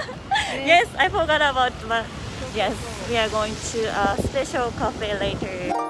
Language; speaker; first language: English; non-native, fluent; Japanese